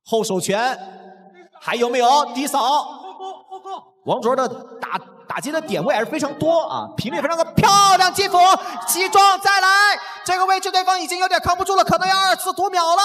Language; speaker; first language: Chinese; native; Chinese